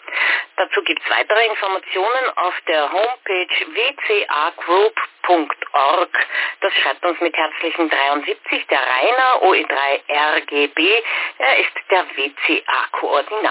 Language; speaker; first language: German; native; German